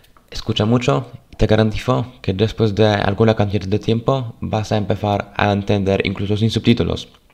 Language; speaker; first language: Spanish; non-native, fluent; Polish